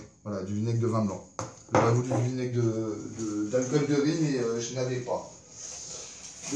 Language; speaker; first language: French; native; French